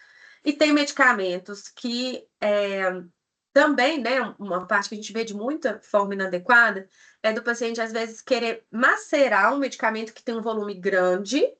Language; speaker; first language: Portuguese; native; Portuguese